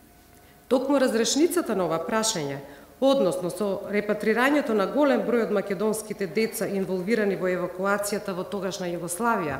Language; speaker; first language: Macedonian; native; Macedonian